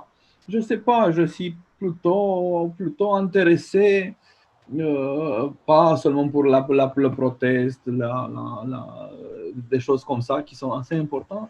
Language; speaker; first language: French; non-native, fluent; Romanian